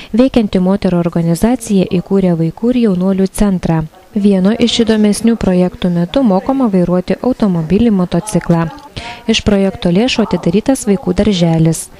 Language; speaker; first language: Lithuanian; native; Lithuanian